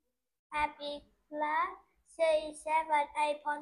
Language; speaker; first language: English; non-native, learner; Vietnamese